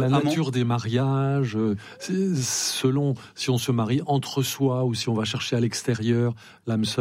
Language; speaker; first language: French; native; French